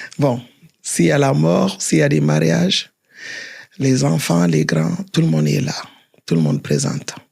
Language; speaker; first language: French; non-native, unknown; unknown